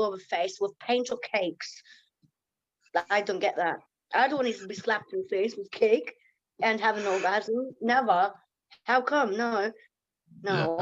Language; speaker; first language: English; non-native, fluent; Lithuanian